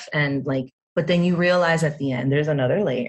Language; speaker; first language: English; native; English